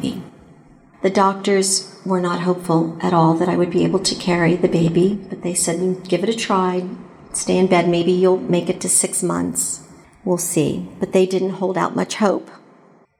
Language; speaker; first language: English; native; English